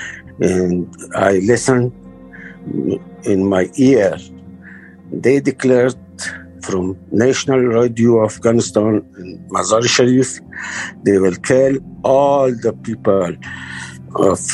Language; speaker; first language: English; non-native, learner; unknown